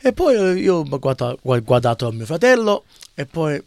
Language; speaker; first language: Italian; early bilingual, heritage; English